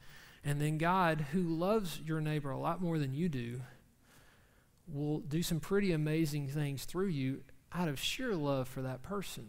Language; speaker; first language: English; native; English